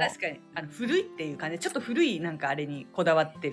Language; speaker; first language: Japanese; native; Japanese